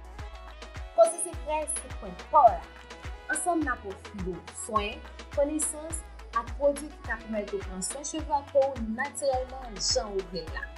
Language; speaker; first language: Haitian Creole; native; Haitian Creole